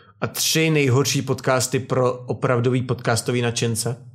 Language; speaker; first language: Czech; native; Czech